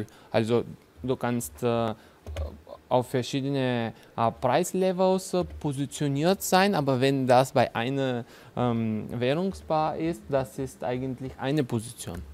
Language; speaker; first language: German; non-native, fluent; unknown